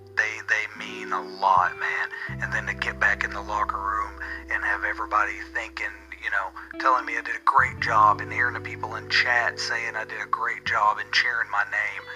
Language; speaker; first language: English; native; English